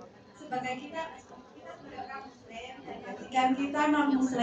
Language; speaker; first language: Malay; non-native, local second language; Javanese